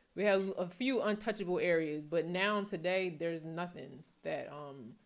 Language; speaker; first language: English; native; English